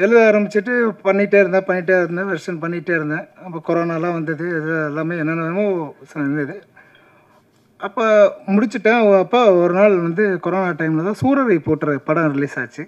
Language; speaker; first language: Tamil; native; Tamil